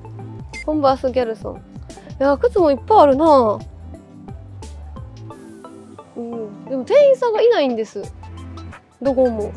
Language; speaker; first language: Japanese; native; Japanese